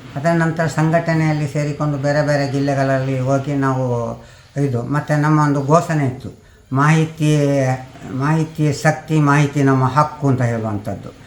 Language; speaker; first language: Kannada; non-native, local second language; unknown